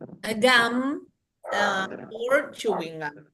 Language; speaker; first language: English; non-native, fluent; Spanish